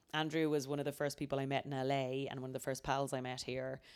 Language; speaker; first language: English; native; English